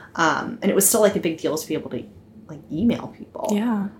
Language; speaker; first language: English; native; English